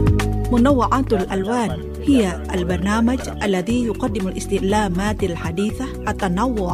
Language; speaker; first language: Arabic; non-native, fluent; Indonesian